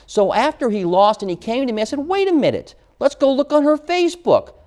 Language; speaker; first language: English; native; English